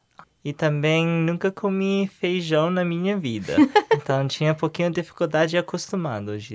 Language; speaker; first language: Portuguese; non-native, learner; English